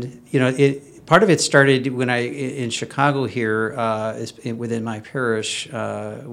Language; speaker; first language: English; native; English